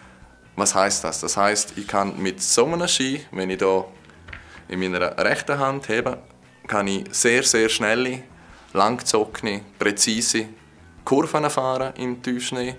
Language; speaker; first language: German; native; German